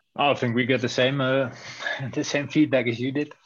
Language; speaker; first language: English; non-native, fluent; Dutch